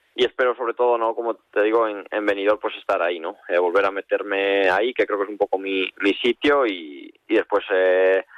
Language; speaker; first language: Spanish; native; Spanish